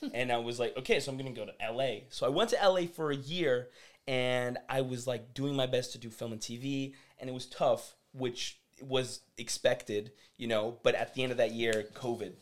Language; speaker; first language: English; early bilingual, other home language; French